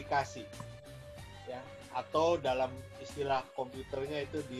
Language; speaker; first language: Indonesian; native; Indonesian